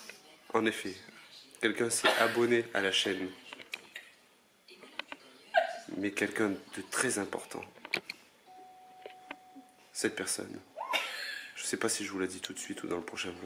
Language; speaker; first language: French; native; French